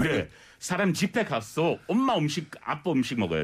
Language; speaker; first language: Korean; non-native, learner; English